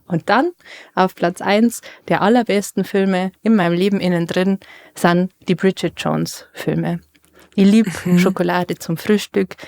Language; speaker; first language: German; native; German